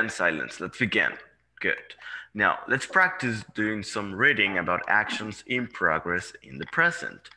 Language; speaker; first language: English; non-native, fluent; Spanish